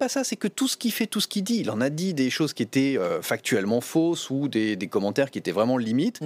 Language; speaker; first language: French; native; French